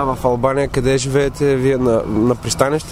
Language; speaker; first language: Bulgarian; native; Bulgarian